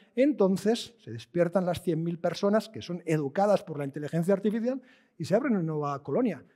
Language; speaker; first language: Spanish; native; Spanish